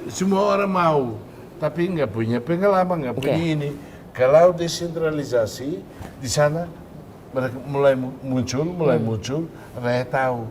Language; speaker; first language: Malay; non-native, fluent; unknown